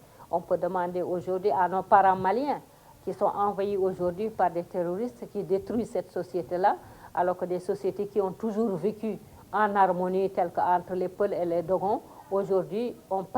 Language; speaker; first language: French; non-native, local second language; Fula